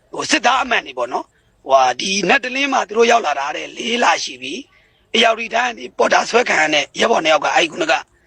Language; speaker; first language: Burmese; native; Burmese